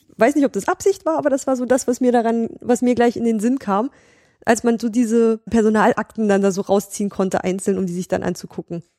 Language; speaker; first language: German; native; German